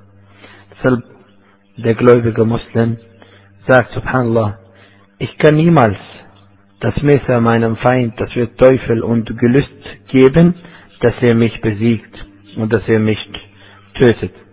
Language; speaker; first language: German; non-native, fluent; Arabic